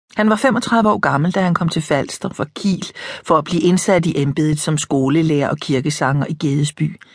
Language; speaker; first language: Danish; native; Danish